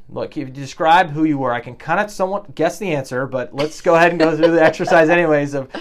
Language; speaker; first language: English; native; English